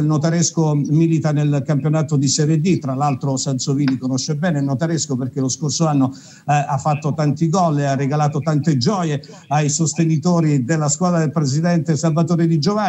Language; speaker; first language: Italian; native; Italian